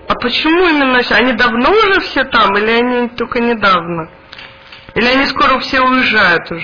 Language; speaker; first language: Russian; native; Russian